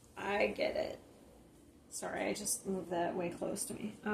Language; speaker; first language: English; native; English